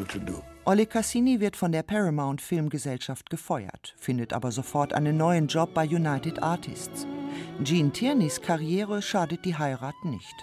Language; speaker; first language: German; native; German